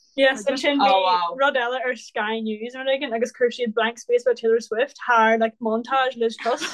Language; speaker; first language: Irish; non-native, local second language; English